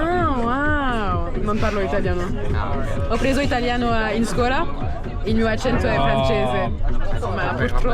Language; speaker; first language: Italian; non-native, learner; French